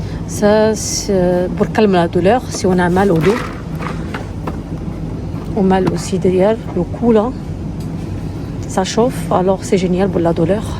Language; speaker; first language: French; non-native, learner; Arabic